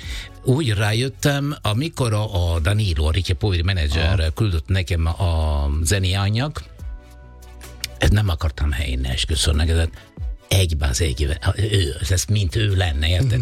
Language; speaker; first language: Hungarian; non-native, fluent; Italian